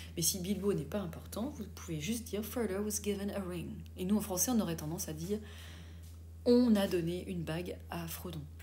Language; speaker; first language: French; native; French